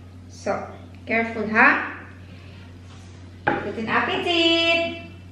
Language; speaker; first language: English; non-native, local second language; Filipino